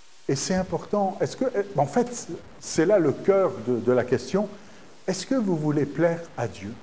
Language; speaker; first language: French; native; French